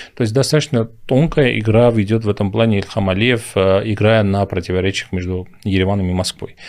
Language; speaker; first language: Russian; non-native, local second language; Armenian